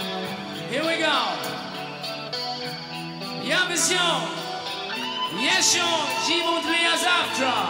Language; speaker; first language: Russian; non-native, learner; German